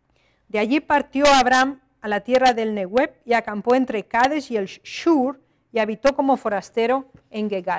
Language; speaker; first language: Spanish; native; Spanish